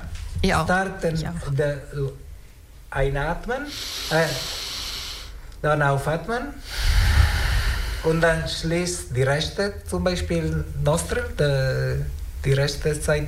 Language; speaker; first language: German; non-native, learner; Italian